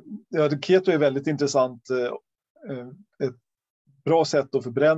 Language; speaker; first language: Swedish; native; Swedish